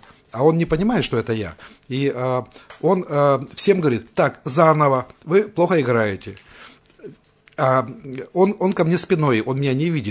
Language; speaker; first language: Russian; native; Russian